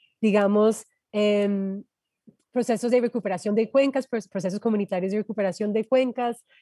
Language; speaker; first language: Spanish; non-native, fluent; English